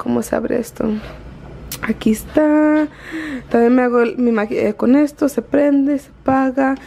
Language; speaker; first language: Spanish; early bilingual, heritage; Spanish